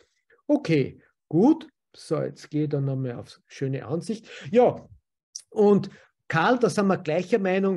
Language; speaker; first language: German; native; German